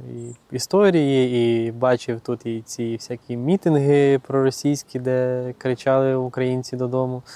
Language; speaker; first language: Ukrainian; native; Ukrainian